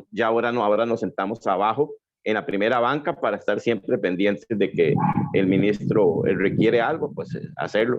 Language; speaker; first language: Spanish; native; Spanish